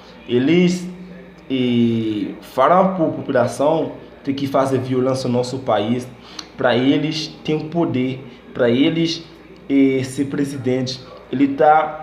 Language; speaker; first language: Portuguese; non-native, learner; Haitian Creole